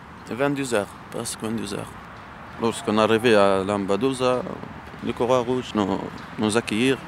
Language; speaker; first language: French; non-native, local second language; Arabic